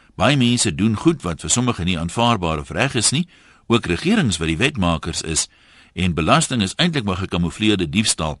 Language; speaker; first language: Afrikaans; native; Afrikaans